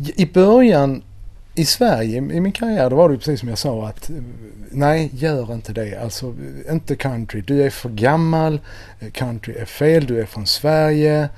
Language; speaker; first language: Swedish; native; Swedish